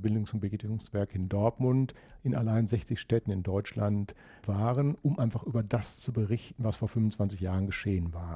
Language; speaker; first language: German; native; German